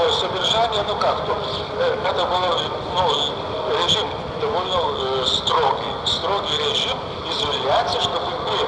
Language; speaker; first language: Russian; non-native, fluent; Lithuanian